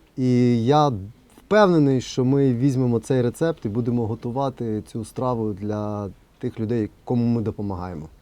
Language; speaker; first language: Ukrainian; native; Ukrainian